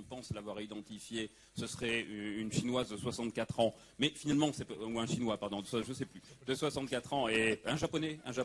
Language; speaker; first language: French; native; French